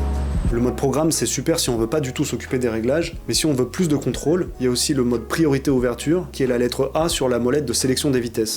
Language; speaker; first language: French; native; French